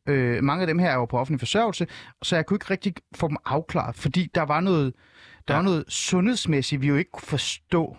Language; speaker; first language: Danish; early bilingual, other home language; Persian